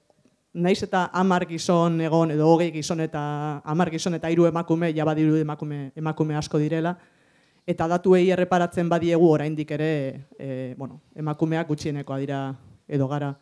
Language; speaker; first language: Basque; native; Basque